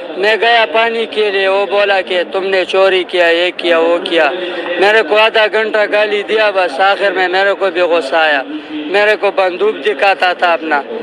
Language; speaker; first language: Urdu; non-native, local second language; Pashto